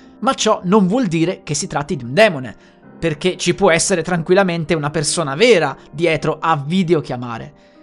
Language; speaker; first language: Italian; native; Italian